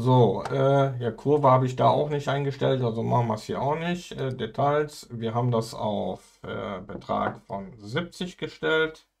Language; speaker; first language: German; native; German